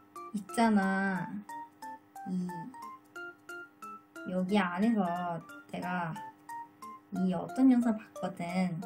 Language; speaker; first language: Korean; non-native, learner; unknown